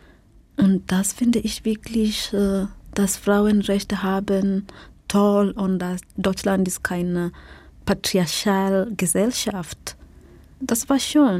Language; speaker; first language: German; non-native, fluent; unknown